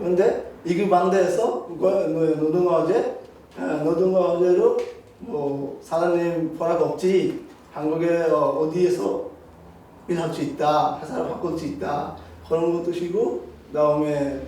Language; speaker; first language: Korean; non-native, learner; Bangla